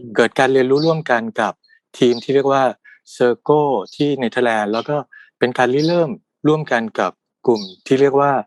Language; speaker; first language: Thai; native; Thai